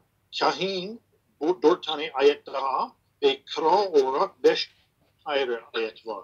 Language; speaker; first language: Turkish; non-native, fluent; English